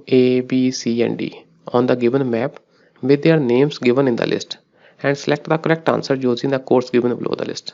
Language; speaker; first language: English; non-native, local second language; Punjabi